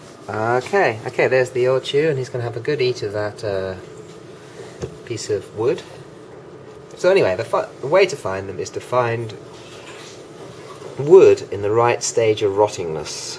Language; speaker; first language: English; native; English